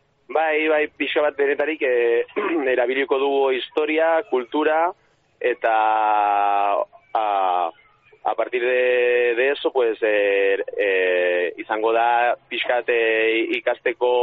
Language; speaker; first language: Basque; non-native, learner; Catalan